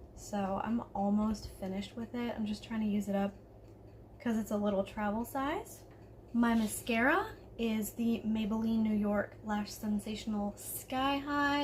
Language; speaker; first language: English; native; English